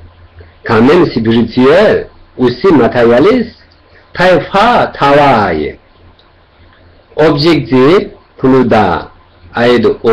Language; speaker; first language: French; non-native, learner; Tibetan